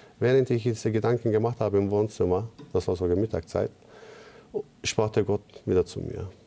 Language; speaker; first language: German; non-native, fluent; Turkish